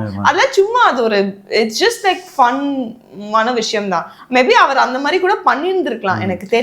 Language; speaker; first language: Tamil; native; Tamil